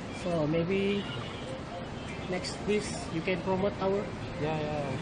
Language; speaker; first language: English; non-native, learner; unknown